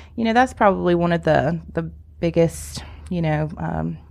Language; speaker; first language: English; native; English